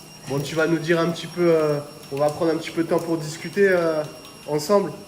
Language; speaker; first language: French; native; French